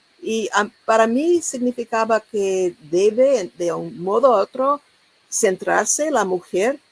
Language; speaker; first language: Spanish; non-native, learner; English